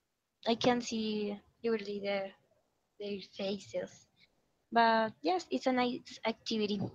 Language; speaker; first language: English; non-native, learner; Spanish